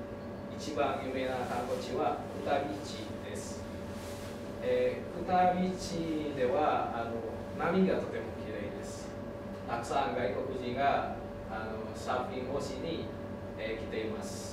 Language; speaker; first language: Japanese; non-native, learner; Indonesian